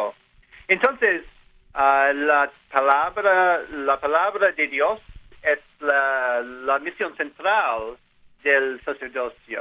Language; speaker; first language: Spanish; non-native, learner; English